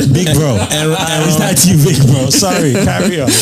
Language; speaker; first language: English; non-native, local second language; Yoruba